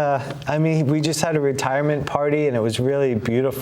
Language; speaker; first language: English; native; English